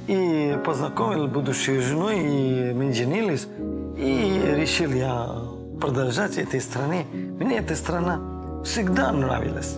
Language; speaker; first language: Russian; non-native, learner; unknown